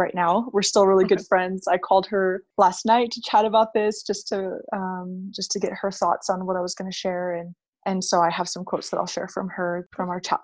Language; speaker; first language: English; native; English